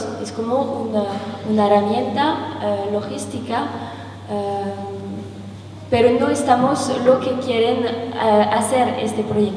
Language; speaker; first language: Spanish; non-native, learner; French